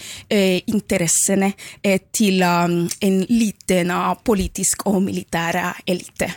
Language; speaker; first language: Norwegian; non-native, fluent; Spanish